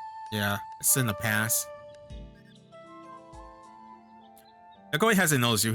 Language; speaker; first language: English; native; English